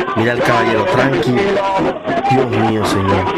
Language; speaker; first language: Spanish; native; Spanish